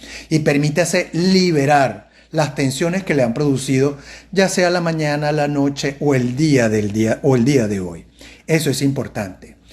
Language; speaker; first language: Spanish; native; Spanish